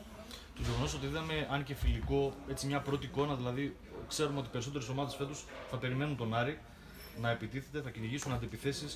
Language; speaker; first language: Greek; native; Greek